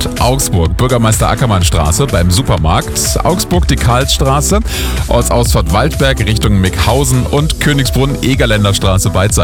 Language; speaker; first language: German; native; German